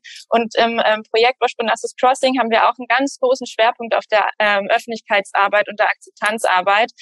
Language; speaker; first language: German; native; German